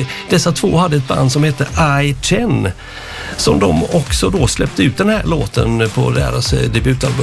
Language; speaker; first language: Swedish; native; Swedish